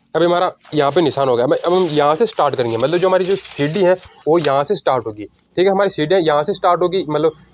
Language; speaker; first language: Hindi; native; Hindi